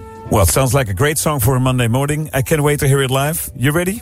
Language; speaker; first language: English; non-native, fluent; Dutch